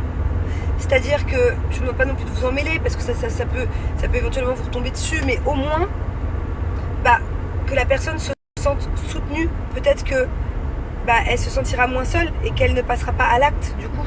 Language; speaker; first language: French; native; French